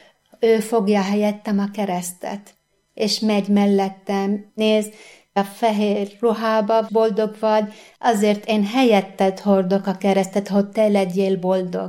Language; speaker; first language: Hungarian; non-native, learner; Arabic